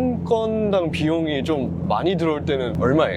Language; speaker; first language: Korean; native; Korean